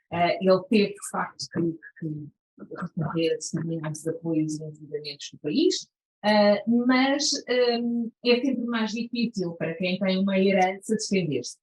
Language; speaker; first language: Portuguese; native; Portuguese